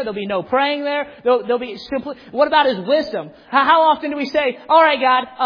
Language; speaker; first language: English; native; English